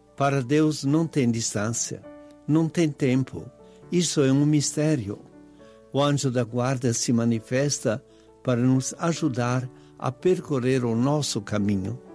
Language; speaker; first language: Portuguese; non-native, fluent; Italian